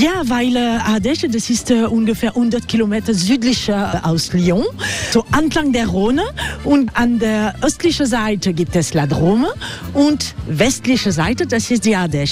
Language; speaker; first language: German; non-native, learner; French